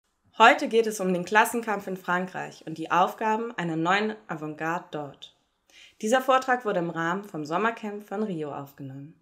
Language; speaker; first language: German; native; German